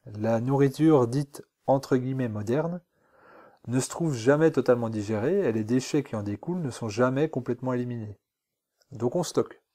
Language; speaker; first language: French; native; French